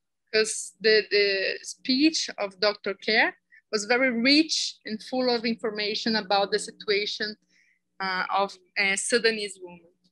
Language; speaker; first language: English; non-native, fluent; Portuguese